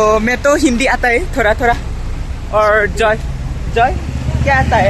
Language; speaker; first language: Hindi; non-native, local second language; Khasi